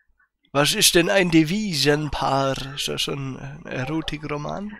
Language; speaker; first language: German; native; German